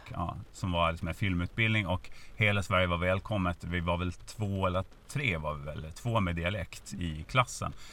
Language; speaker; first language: Swedish; native; Swedish